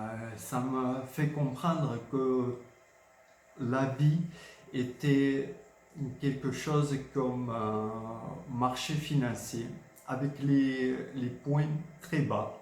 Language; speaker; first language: French; non-native, fluent; Georgian